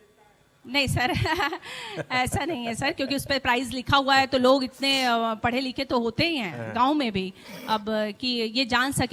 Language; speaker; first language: Hindi; native; Hindi